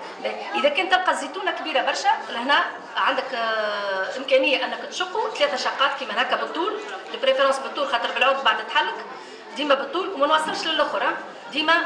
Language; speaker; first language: Arabic; native; Arabic